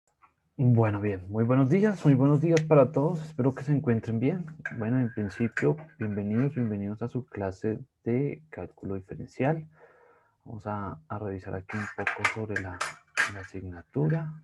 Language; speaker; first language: Spanish; native; Spanish